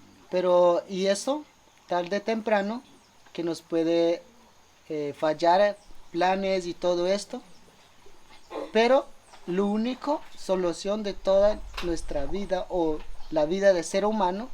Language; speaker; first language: Spanish; non-native, local second language; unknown